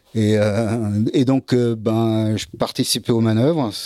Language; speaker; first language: French; native; French